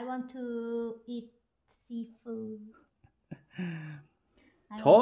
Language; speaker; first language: English; non-native, local second language; Cebuano